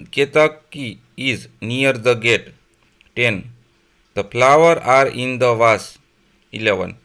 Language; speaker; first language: English; non-native, local second language; Gujarati